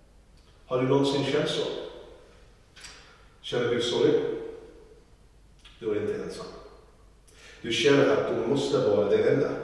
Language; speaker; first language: Swedish; non-native, learner; English